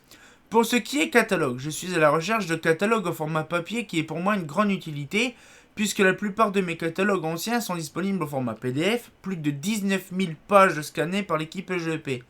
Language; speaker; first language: French; native; French